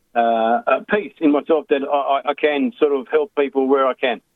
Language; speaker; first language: English; early bilingual, other home language; Macedonian